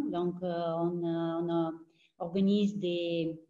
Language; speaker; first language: French; non-native, fluent; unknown